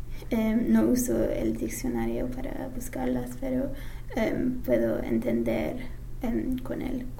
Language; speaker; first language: Spanish; non-native, fluent; English